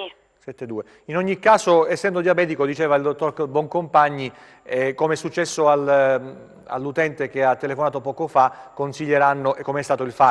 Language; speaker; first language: Italian; native; Italian